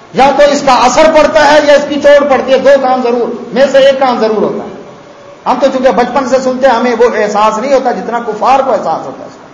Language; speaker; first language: Urdu; non-native, local second language; Saraiki